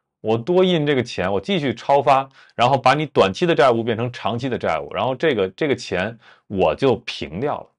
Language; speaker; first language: Chinese; native; Chinese